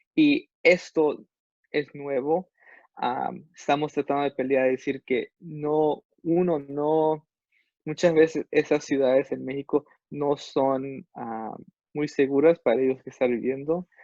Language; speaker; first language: Spanish; non-native, fluent; English